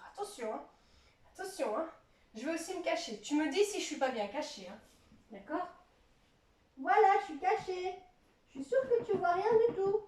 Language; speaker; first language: French; native; French